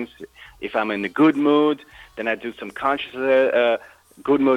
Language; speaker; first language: English; non-native, fluent; German